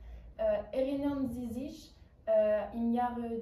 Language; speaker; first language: German; non-native, learner; French